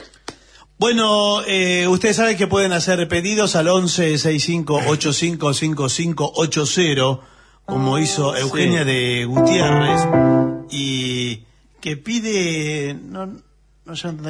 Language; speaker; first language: Spanish; native; Spanish